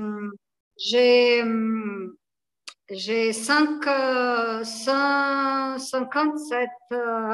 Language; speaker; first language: French; non-native, learner; Portuguese